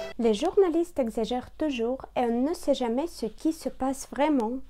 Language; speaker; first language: French; non-native, learner; Russian